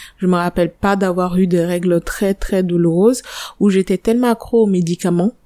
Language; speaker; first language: French; non-native, fluent; Italian